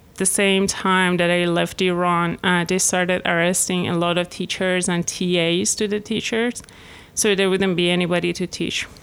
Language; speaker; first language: English; non-native, fluent; Persian